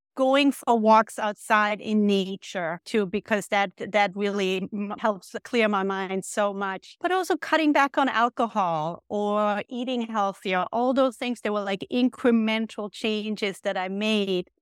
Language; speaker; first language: English; non-native, fluent; German